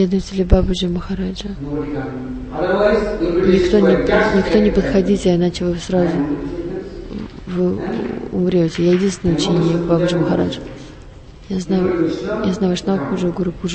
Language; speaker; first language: Russian; non-native, learner; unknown